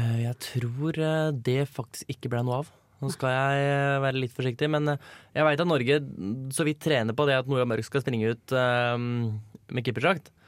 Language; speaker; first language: Norwegian; native; Norwegian